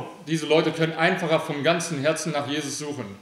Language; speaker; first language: German; early bilingual, other home language; Aramaic